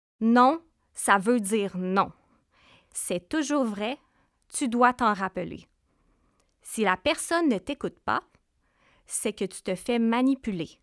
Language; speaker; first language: French; native; French